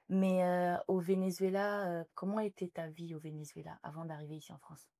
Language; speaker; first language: French; native; French